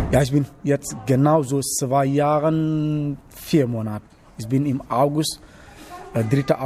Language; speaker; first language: German; non-native, learner; Wolof